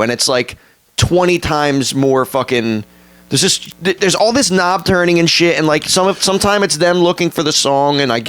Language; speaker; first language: English; native; English